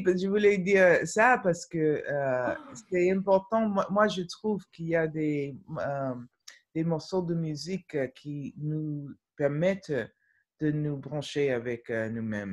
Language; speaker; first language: French; non-native, fluent; English